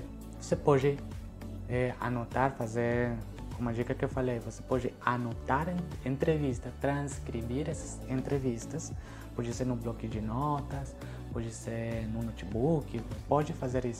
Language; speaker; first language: Portuguese; non-native, fluent; Spanish